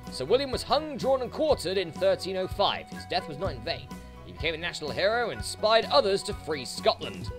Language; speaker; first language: English; native; English